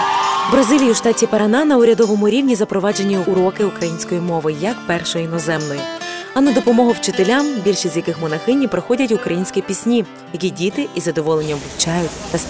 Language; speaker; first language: Ukrainian; native; Ukrainian